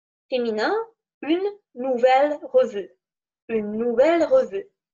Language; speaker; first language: French; non-native, fluent; Czech